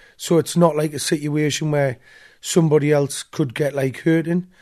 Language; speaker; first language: English; native; English